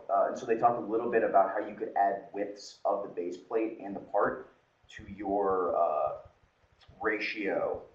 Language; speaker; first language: English; native; English